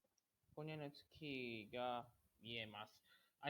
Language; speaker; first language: Japanese; non-native, learner; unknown